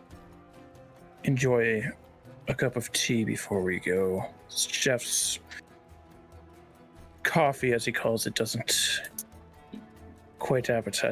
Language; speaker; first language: English; native; English